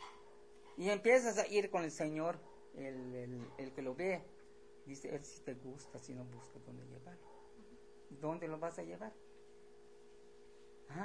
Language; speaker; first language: Spanish; non-native, local second language; Yucateco